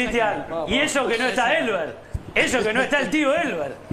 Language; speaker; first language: Spanish; native; Spanish